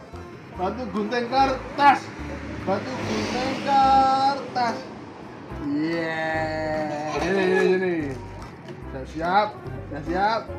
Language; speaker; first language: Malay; non-native, local second language; Javanese